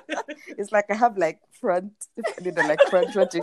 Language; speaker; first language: English; non-native, local second language; Nyankole